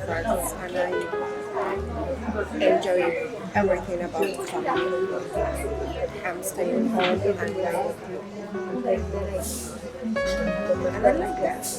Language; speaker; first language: English; non-native, learner; Spanish